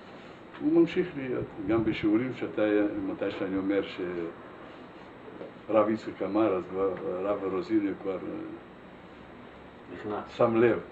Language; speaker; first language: Hebrew; non-native, fluent; Russian